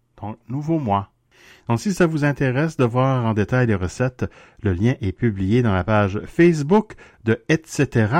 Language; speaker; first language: French; native; French